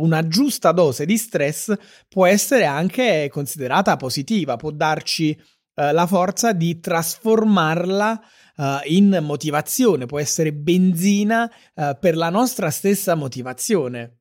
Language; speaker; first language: Italian; native; Italian